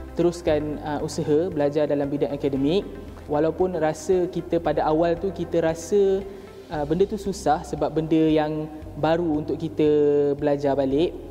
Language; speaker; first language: Malay; native; Malay